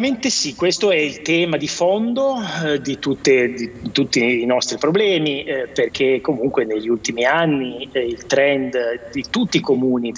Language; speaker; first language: Italian; native; Italian